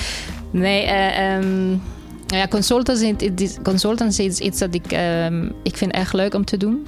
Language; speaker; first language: Dutch; non-native, fluent; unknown